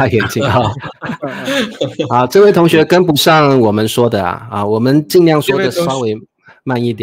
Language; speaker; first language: Chinese; native; Chinese